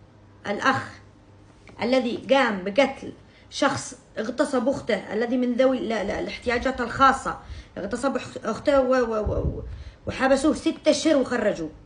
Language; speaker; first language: Arabic; native; Arabic